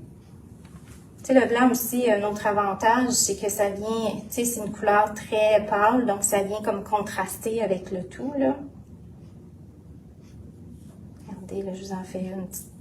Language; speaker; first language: French; native; French